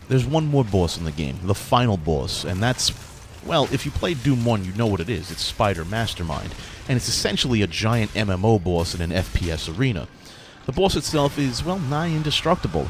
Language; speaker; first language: English; native; English